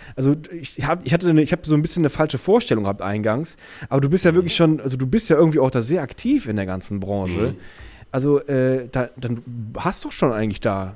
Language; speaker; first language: German; native; German